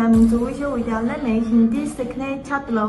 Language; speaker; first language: Hindi; non-native, learner; Chinese